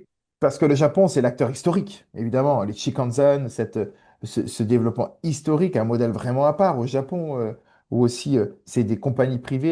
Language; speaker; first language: French; native; French